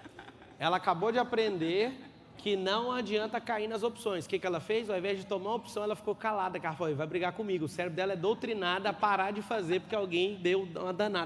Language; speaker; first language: Portuguese; native; Portuguese